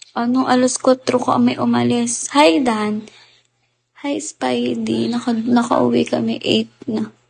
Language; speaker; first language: Filipino; native; Filipino